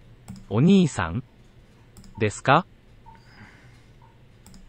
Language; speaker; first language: Japanese; non-native, learner; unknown